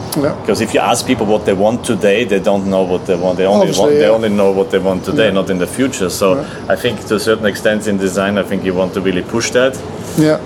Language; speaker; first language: English; non-native, fluent; German